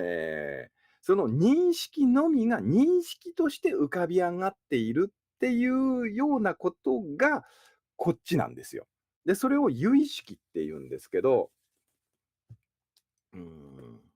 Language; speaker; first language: Japanese; native; Japanese